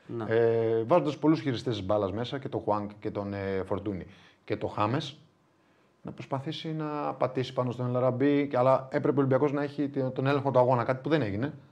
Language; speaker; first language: Greek; native; Greek